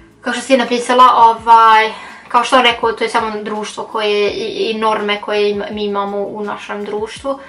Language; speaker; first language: Bosnian; early bilingual, heritage; Bosnian